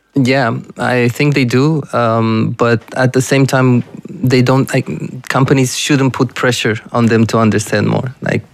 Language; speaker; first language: English; non-native, fluent; Romanian